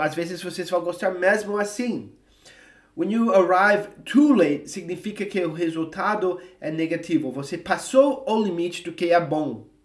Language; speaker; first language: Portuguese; non-native, fluent; English